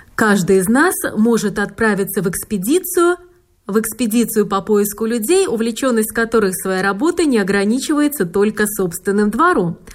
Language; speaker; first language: Russian; native; Russian